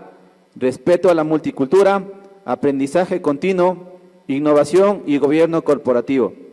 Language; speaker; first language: Spanish; native; Spanish